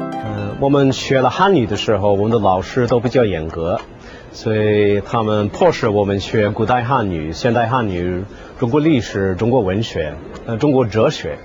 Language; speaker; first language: Chinese; non-native, fluent; English